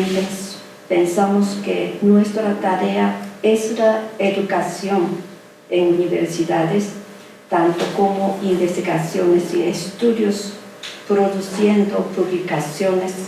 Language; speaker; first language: Spanish; non-native, fluent; Japanese